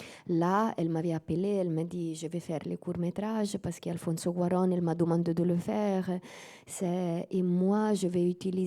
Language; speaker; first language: French; non-native, fluent; Italian